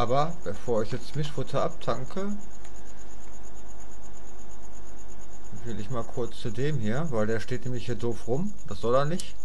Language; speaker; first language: German; native; German